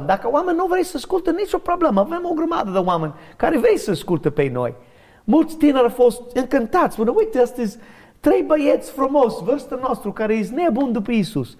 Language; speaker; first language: Romanian; non-native, learner; English